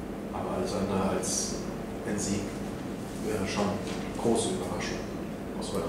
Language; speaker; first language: German; native; German